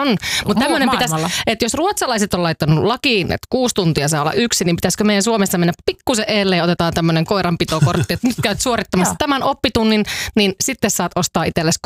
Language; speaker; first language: Finnish; native; Finnish